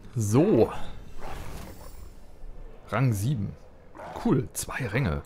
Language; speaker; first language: German; native; German